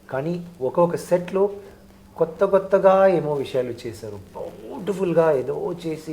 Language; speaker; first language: Telugu; non-native, learner; Tamil